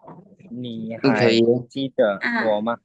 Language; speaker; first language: Chinese; non-native, learner; Lao